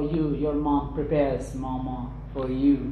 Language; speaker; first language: English; non-native, local second language; Nepali